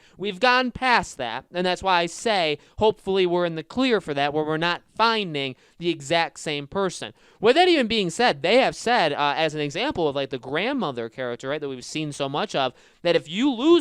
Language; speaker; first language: English; native; English